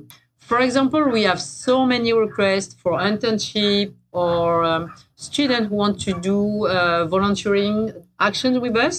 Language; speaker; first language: English; non-native, fluent; French